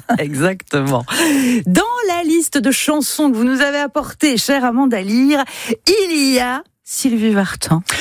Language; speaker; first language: French; native; French